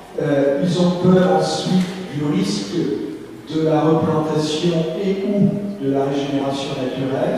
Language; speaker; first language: French; native; French